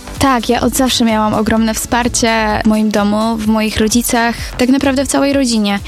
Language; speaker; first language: Polish; native; Polish